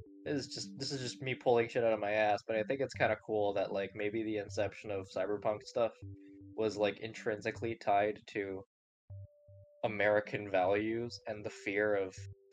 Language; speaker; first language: English; non-native, local second language; Cantonese